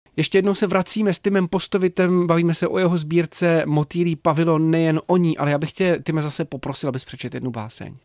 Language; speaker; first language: Czech; native; Czech